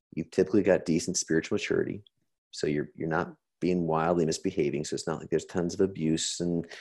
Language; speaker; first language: English; native; English